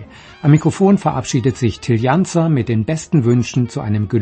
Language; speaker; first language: German; native; German